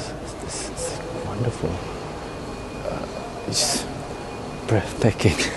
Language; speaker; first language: English; non-native, fluent; Indonesian